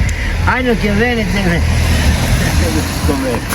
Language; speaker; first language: Spanish; non-native, learner; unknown